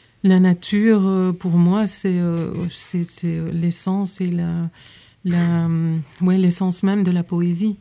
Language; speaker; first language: French; native; French